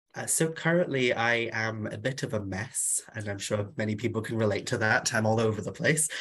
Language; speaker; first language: English; non-native, local second language; Welsh